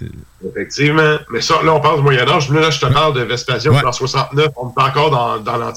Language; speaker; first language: French; native; French